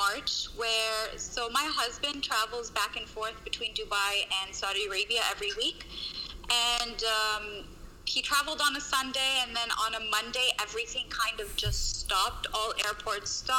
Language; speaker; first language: English; native; English